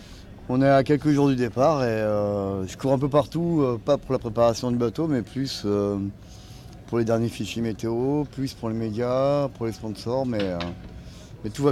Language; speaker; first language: French; native; French